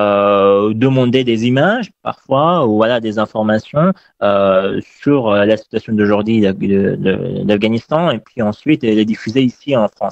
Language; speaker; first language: French; non-native, fluent; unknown